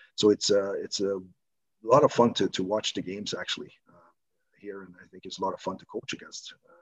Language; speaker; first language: English; non-native, fluent; Swedish